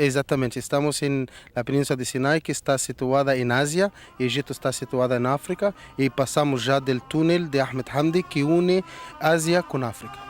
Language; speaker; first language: Portuguese; non-native, fluent; Arabic